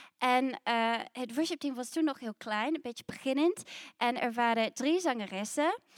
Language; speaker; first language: Dutch; non-native, fluent; English